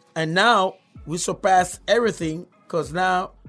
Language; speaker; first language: English; non-native, fluent; Spanish